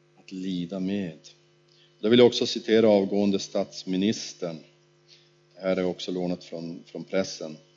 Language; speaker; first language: Swedish; native; Swedish